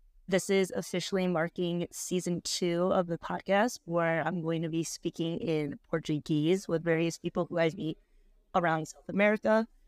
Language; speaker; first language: English; native; English